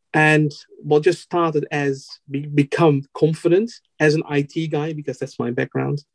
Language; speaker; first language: English; non-native, fluent; Dutch